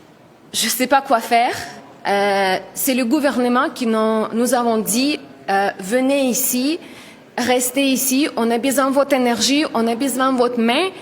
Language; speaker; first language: French; non-native, learner; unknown